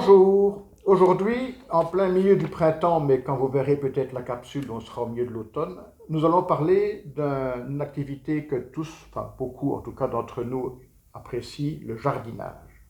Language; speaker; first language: French; native; French